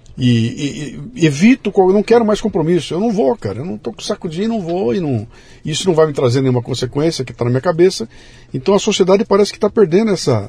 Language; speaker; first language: Portuguese; native; Portuguese